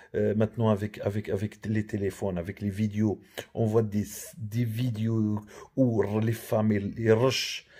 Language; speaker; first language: French; non-native, local second language; Arabic